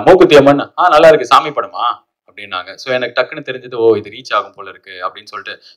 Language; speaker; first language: Tamil; native; Tamil